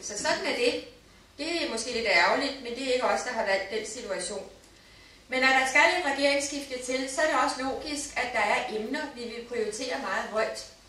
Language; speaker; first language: Danish; native; Danish